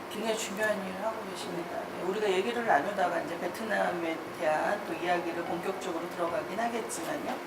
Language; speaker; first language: Korean; native; Korean